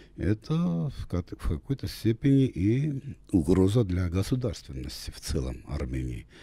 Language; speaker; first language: Russian; non-native, local second language; Armenian